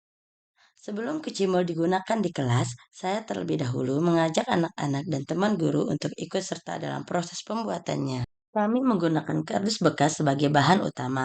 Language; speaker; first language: Indonesian; native; Indonesian